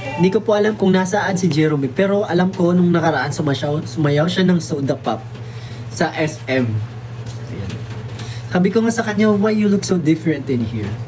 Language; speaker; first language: Filipino; non-native, local second language; Waray